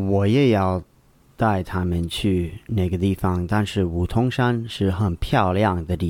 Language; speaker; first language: Chinese; non-native, learner; English